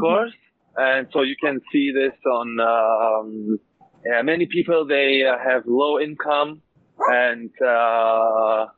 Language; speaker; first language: English; non-native, learner; German